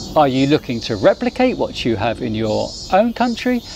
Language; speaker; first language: English; native; English